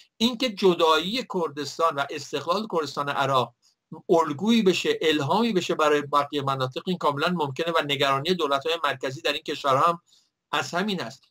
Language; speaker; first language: Persian; native; Persian